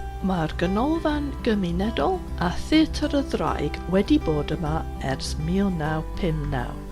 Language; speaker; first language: Welsh; non-native, fluent; English